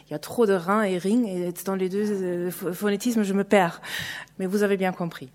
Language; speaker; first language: French; native; French